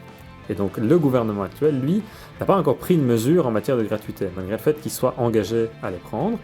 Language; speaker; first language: French; native; French